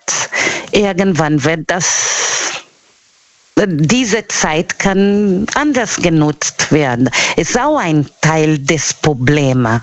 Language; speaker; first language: German; non-native, fluent; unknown